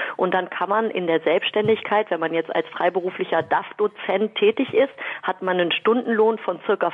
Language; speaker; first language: German; native; German